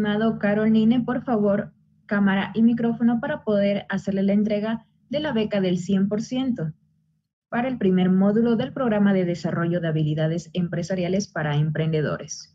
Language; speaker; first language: Spanish; native; Spanish